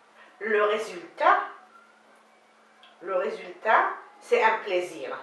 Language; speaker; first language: French; non-native, learner; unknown